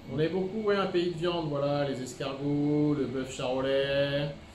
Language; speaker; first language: French; native; French